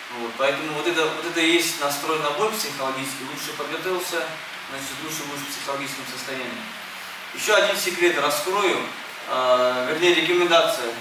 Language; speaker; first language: Russian; early bilingual, other home language; Armenian